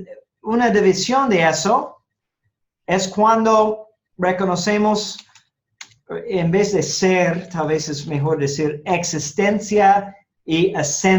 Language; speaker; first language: Spanish; non-native, fluent; English